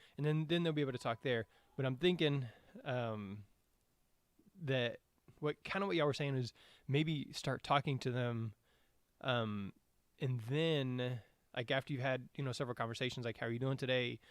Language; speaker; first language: English; native; English